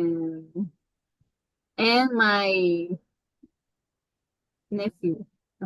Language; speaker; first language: English; non-native, learner; Spanish